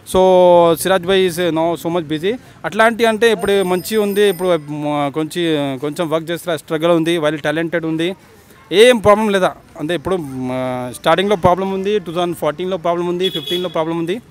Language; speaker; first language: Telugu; non-native, local second language; Urdu